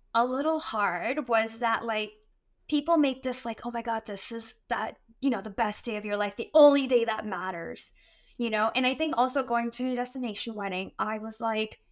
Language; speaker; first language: English; early bilingual, other home language; Arabic